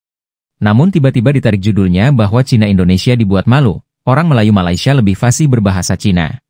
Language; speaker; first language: Indonesian; native; Indonesian